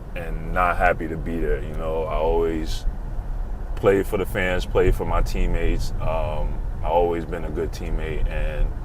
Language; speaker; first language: English; native; English